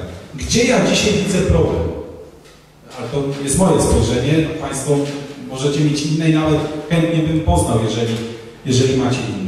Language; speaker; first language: Polish; native; Polish